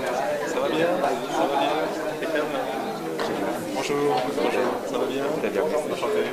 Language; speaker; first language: French; native; French